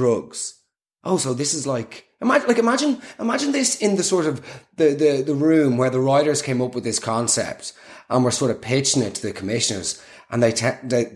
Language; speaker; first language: English; native; English